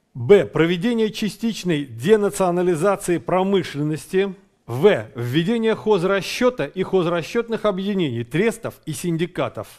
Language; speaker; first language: Russian; native; Russian